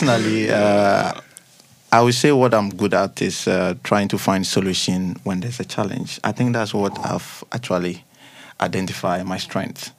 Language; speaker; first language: English; non-native, local second language; Akan